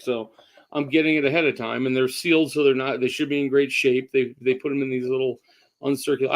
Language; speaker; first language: English; native; English